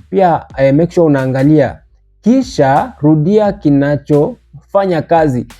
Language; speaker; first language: Swahili; non-native, local second language; Luyia